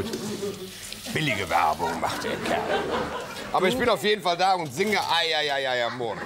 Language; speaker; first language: German; native; German